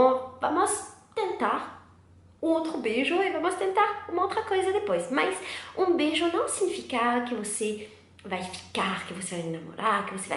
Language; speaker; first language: Portuguese; non-native, learner; French